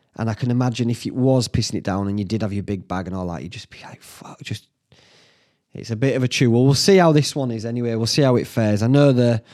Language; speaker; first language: English; native; English